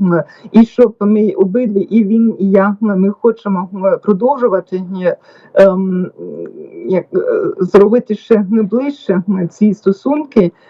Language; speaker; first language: Ukrainian; non-native, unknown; German